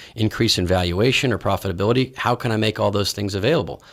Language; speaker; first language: English; native; English